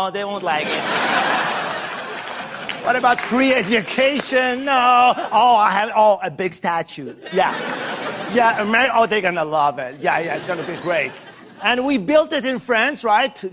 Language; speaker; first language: English; non-native, fluent; French